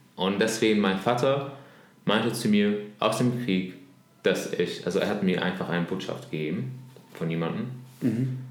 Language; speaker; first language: German; non-native, learner; Arabic